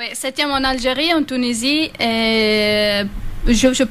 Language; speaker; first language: French; non-native, fluent; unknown